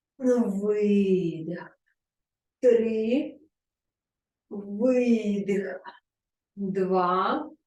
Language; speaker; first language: Ukrainian; non-native, local second language; Russian